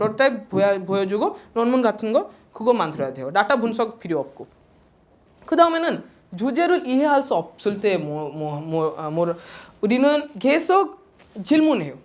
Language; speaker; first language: Korean; non-native, fluent; Odia